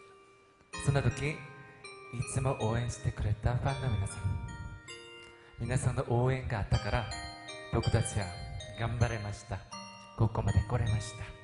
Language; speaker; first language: Japanese; non-native, learner; Korean